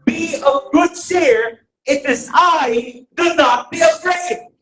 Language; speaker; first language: English; non-native, local second language; Filipino